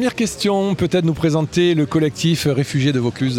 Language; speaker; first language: French; native; French